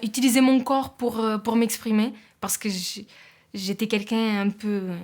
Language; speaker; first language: French; non-native, fluent; Portuguese